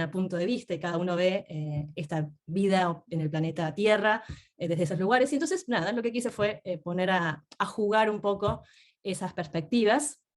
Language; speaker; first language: Spanish; native; Spanish